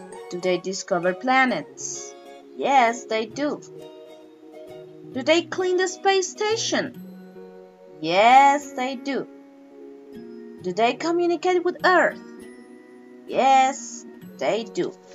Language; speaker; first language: English; non-native, fluent; Spanish